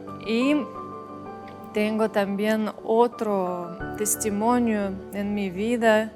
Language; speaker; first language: Spanish; non-native, fluent; Russian